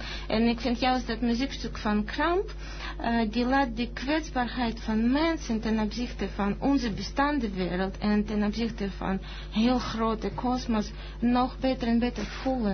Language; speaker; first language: Dutch; non-native, fluent; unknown